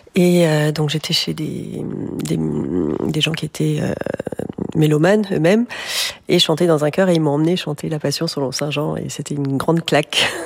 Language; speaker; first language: French; native; French